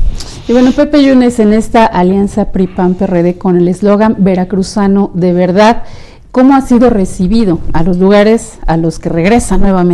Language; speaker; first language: Spanish; native; Spanish